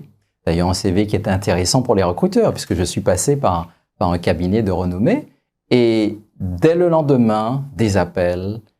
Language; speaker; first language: French; native; French